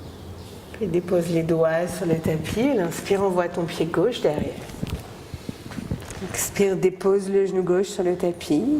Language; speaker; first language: French; native; French